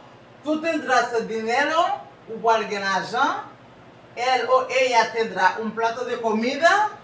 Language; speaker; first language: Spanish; non-native, learner; Haitian Creole